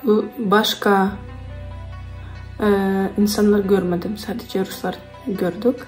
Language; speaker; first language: Turkish; non-native, learner; Ukrainian